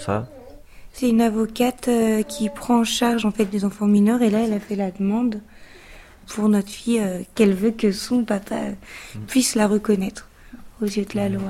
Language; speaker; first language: French; native; French